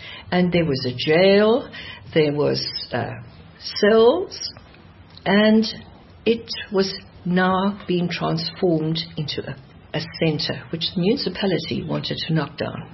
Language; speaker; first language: English; early bilingual, other home language; Dutch